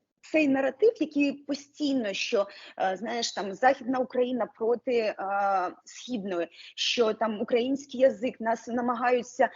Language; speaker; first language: Ukrainian; non-native, local second language; Russian